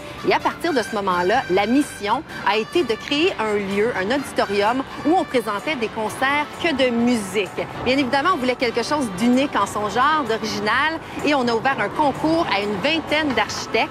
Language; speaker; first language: French; native; French